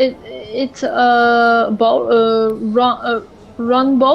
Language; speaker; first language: English; non-native, learner; French